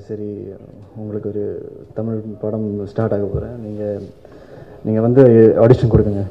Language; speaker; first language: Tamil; non-native, fluent; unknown